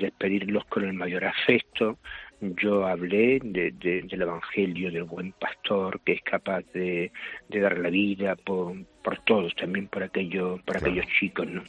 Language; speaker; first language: Spanish; native; Spanish